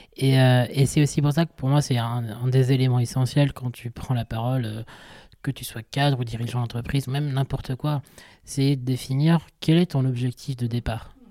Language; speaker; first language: French; native; French